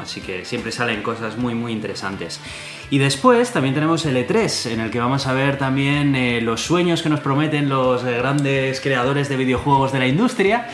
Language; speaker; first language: Spanish; native; Spanish